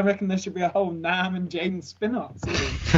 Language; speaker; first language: English; native; English